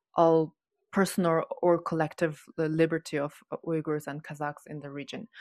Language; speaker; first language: English; non-native, fluent; Chinese